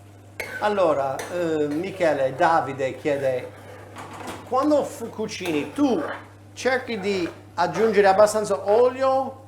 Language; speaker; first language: Italian; non-native, fluent; English